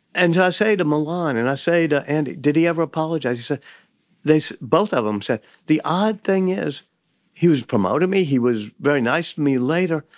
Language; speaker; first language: English; native; English